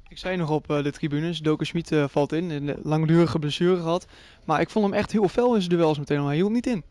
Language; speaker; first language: Dutch; native; Dutch